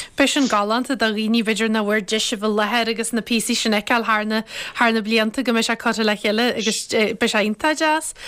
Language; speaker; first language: Irish; native; Irish